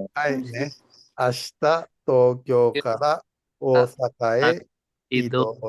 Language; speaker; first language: Japanese; non-native, fluent; Indonesian